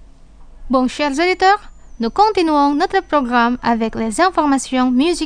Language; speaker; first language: French; non-native, fluent; Indonesian